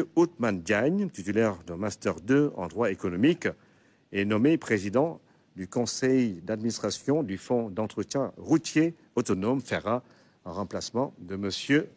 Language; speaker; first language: French; non-native, local second language; Wolof